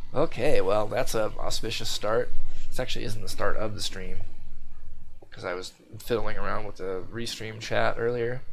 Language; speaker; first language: English; native; English